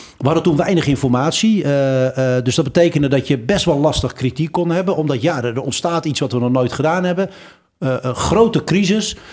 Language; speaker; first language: Dutch; early bilingual, other home language; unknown